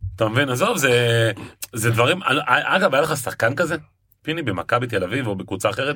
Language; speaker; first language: Hebrew; native; Hebrew